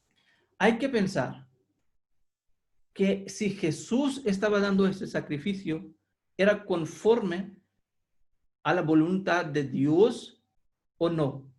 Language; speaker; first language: Spanish; non-native, fluent; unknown